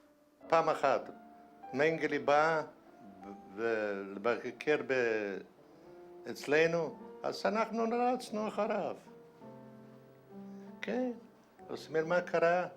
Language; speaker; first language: Hebrew; non-native, fluent; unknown